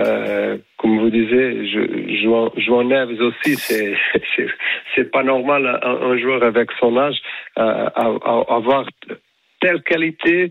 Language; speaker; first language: French; non-native, fluent; Portuguese